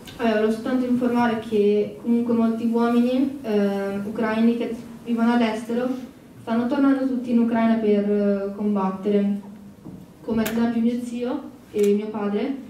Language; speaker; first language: Italian; early bilingual, other home language; Ukrainian